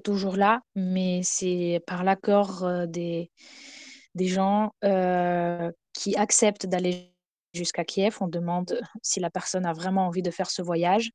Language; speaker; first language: French; non-native, fluent; Ukrainian